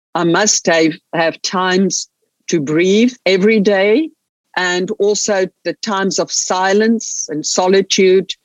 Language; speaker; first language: English; non-native, local second language; Afrikaans